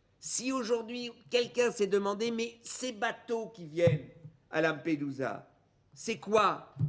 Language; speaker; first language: French; early bilingual, other home language; German